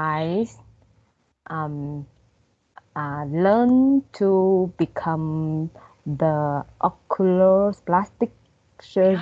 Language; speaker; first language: English; non-native, learner; Vietnamese